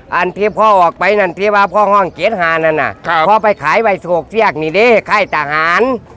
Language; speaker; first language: Thai; native; Thai